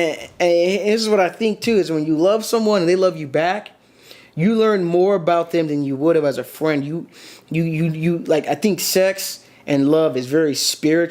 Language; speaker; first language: English; native; English